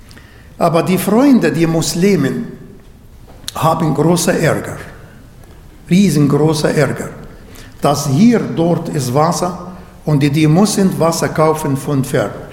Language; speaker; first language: German; non-native, learner; Arabic